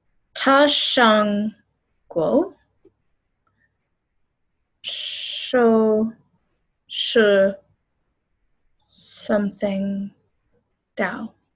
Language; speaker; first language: Chinese; non-native, learner; English